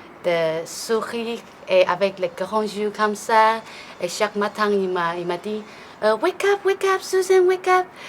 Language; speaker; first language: French; non-native, learner; Chinese